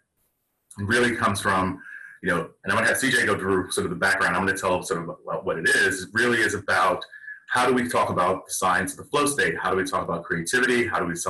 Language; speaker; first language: English; native; English